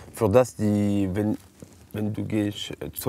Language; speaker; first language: German; non-native, learner; French